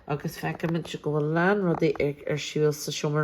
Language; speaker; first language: Irish; non-native, local second language; English